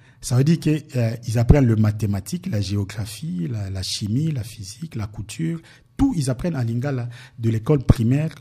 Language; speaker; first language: French; non-native, local second language; Lingala